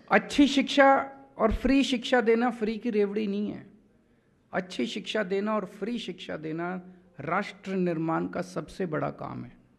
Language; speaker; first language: Hindi; native; Hindi